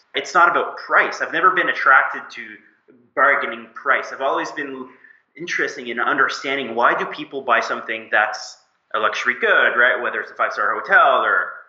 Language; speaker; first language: English; native; English